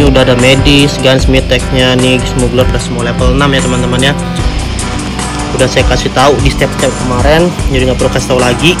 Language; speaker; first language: Indonesian; native; Indonesian